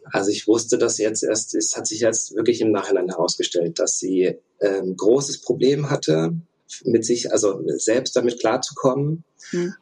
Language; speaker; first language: German; early bilingual, other home language; Russian